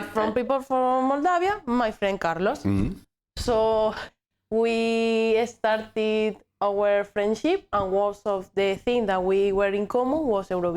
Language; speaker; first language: English; non-native, learner; Spanish